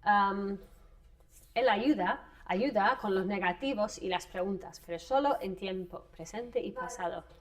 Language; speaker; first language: Spanish; non-native, fluent; English